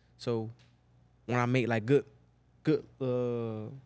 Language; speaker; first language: English; native; English